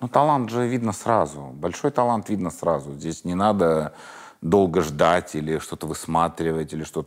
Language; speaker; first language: Russian; native; Russian